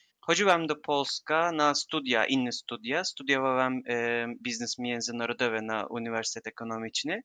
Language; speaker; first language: Polish; non-native, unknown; Turkish